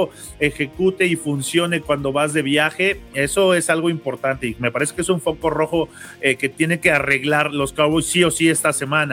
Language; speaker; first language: Spanish; native; Spanish